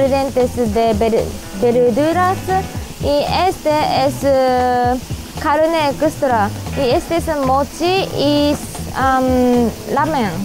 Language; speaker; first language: Spanish; non-native, learner; Japanese